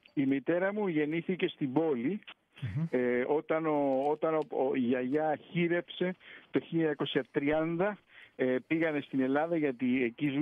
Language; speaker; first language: Greek; early bilingual, heritage; Greek